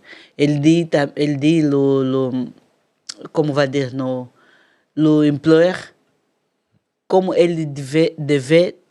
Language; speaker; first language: French; non-native, learner; Portuguese